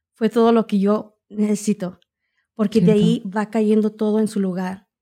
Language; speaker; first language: Spanish; early bilingual, heritage; Spanish